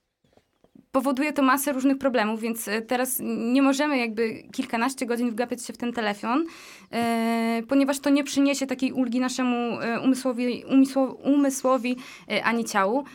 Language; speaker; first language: Polish; native; Polish